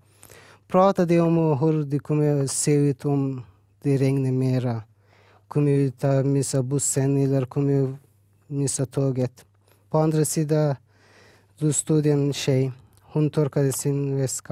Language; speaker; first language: Swedish; early bilingual, other home language; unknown